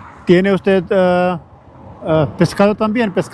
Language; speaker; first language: Spanish; non-native, learner; Urdu